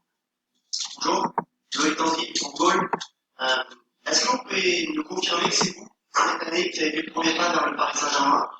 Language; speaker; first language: French; native; French